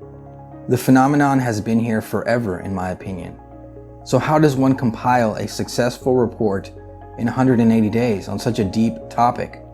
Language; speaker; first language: English; native; English